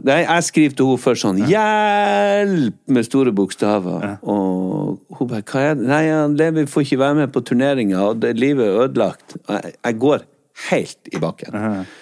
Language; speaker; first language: Norwegian; native; Norwegian